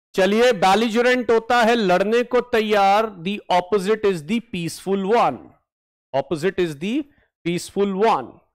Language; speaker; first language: Hindi; native; Hindi